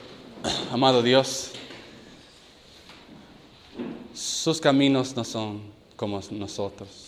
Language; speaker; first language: Spanish; non-native, learner; English